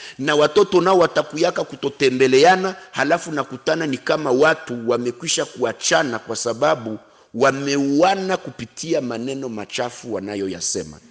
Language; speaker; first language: Swahili; non-native, local second language; Kinyarwanda